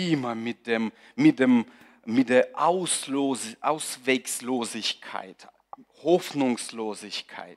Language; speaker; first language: German; non-native, fluent; Russian